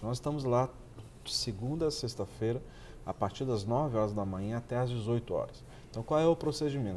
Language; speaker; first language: Portuguese; native; Portuguese